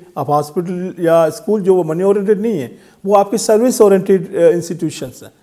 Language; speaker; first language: Urdu; non-native, local second language; Sindhi